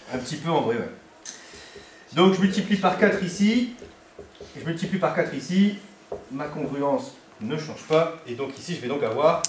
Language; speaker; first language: French; native; French